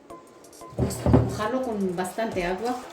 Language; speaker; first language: Spanish; non-native, fluent; Arabic